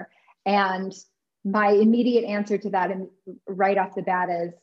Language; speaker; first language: English; native; English